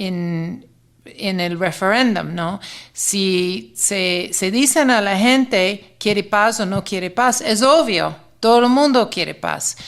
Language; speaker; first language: Spanish; non-native, fluent; English